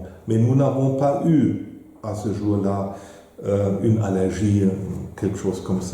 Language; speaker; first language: French; non-native, fluent; German